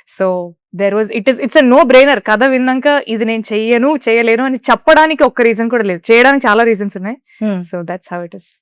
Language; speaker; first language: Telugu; native; Telugu